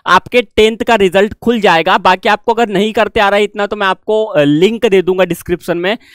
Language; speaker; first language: Hindi; native; Hindi